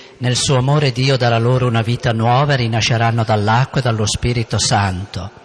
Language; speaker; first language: Italian; native; Italian